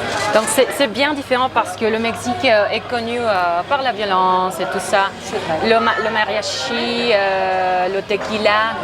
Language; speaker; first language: French; non-native, fluent; Spanish